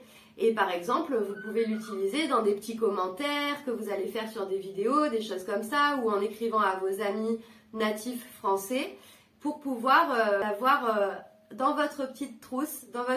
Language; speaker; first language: French; native; French